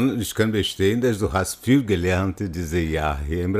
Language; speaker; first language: German; non-native, fluent; Portuguese